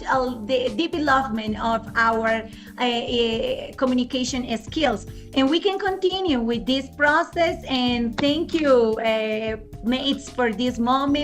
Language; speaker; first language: English; non-native, fluent; Spanish